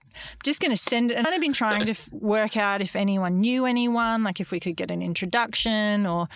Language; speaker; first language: English; native; English